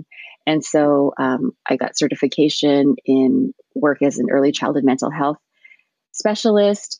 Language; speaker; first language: English; early bilingual, other home language; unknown